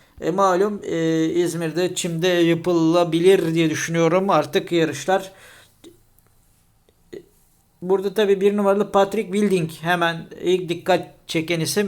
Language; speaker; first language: Turkish; native; Turkish